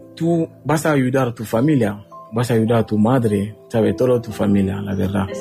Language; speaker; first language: Spanish; non-native, learner; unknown